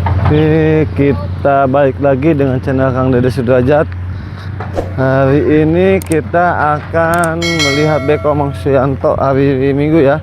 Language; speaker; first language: Indonesian; non-native, local second language; Sundanese